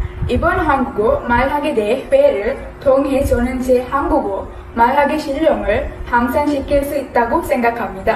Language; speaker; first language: Korean; non-native, learner; Sinhala